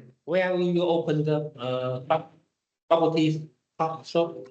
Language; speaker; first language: English; non-native, learner; Vietnamese